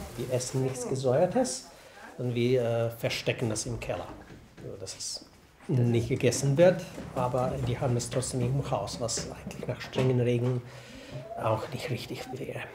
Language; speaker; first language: German; non-native, fluent; Croatian